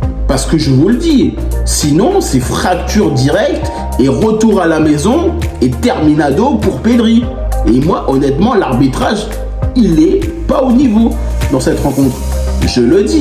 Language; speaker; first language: French; native; French